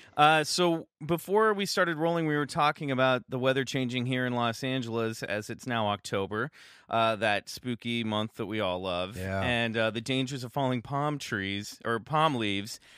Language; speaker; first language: English; native; English